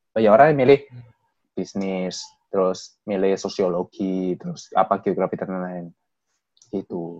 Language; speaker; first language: Indonesian; native; Indonesian